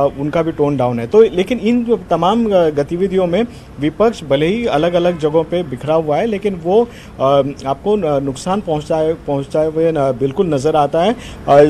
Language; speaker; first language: Hindi; non-native, local second language; Marathi